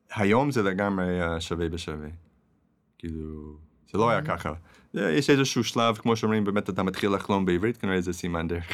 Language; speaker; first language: Hebrew; non-native, fluent; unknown